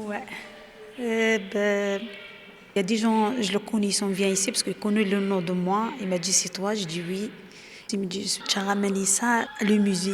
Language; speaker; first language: French; non-native, learner; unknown